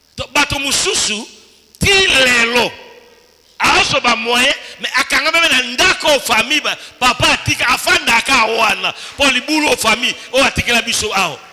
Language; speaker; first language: Lingala; native; Lingala